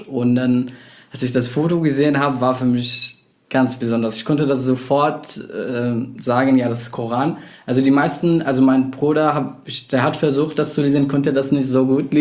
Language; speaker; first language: German; non-native, fluent; Arabic